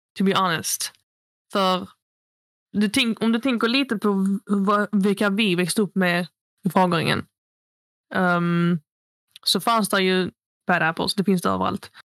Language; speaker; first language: Swedish; early bilingual, other home language; Arabic